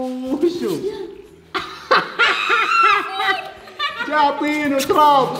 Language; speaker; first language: Arabic; native; Arabic